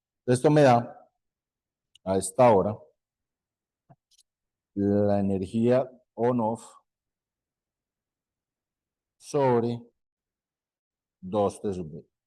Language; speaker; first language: Spanish; native; Spanish